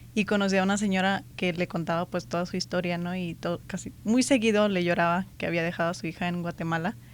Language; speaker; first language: Spanish; early bilingual, heritage; Spanish